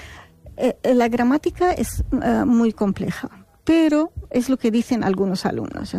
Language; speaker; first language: Spanish; non-native, fluent; Arabic